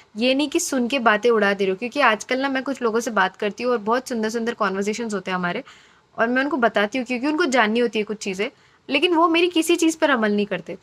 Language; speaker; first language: Hindi; non-native, local second language; Marathi